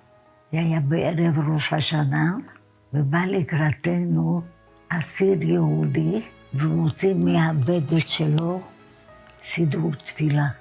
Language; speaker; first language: Hebrew; non-native, fluent; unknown